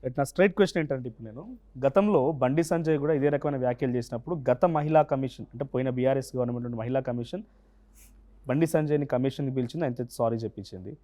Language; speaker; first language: Telugu; native; Telugu